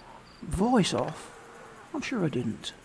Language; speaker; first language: English; native; English